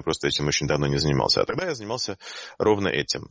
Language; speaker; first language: Russian; native; Russian